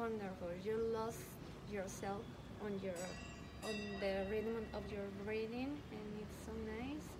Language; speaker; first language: English; non-native, learner; Spanish